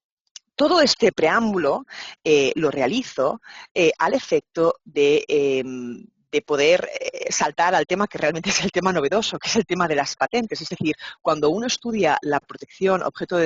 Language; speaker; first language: Spanish; native; Spanish